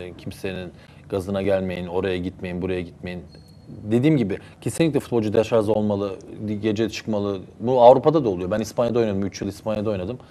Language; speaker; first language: Turkish; early bilingual, heritage; Turkish